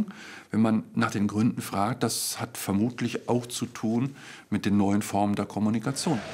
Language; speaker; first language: German; native; German